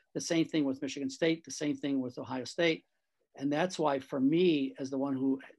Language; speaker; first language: English; native; English